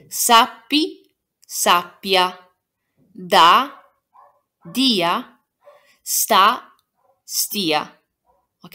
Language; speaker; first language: Italian; non-native, fluent; Portuguese